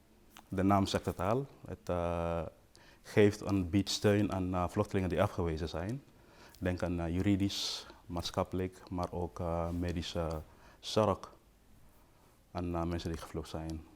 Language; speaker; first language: Dutch; non-native, fluent; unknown